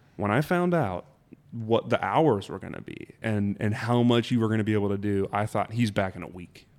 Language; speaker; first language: English; native; English